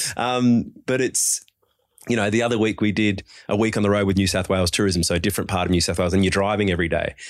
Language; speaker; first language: English; native; English